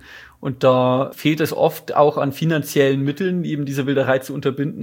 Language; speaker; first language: German; native; German